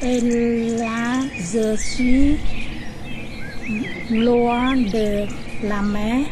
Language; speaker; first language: French; non-native, learner; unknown